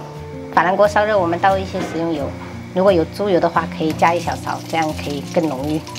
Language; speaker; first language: Chinese; native; Chinese